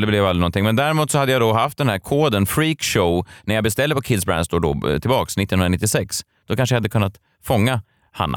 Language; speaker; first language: Swedish; native; Swedish